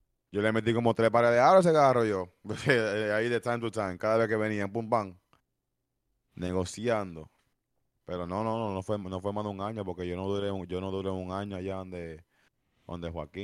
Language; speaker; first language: Spanish; early bilingual, heritage; Spanish